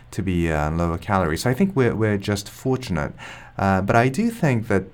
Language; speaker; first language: English; non-native, fluent; Japanese